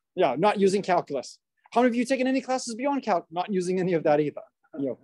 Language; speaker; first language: English; native; English